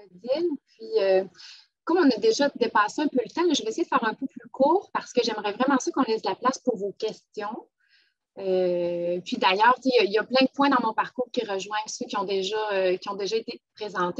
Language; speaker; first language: French; native; French